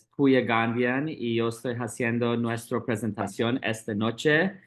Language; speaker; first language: Spanish; non-native, learner; English